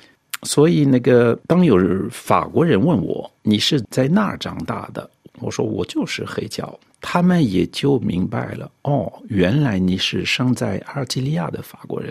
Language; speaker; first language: Chinese; non-native, fluent; French